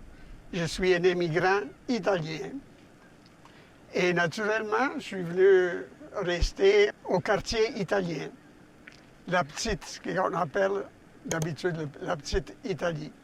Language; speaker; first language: French; non-native, fluent; Italian